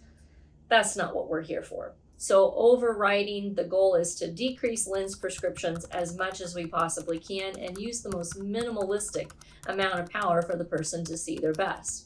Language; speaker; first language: English; native; English